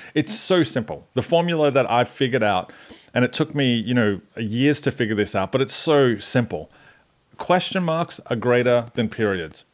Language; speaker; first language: English; native; English